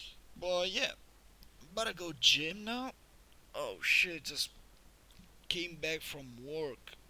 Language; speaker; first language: English; non-native, fluent; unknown